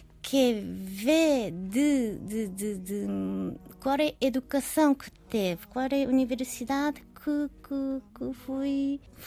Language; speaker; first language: Portuguese; non-native, learner; Japanese